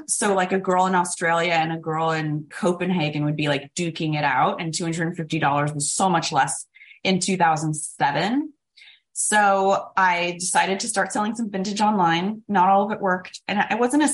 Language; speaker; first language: English; native; English